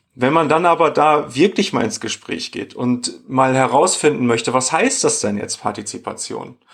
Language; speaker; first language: German; native; German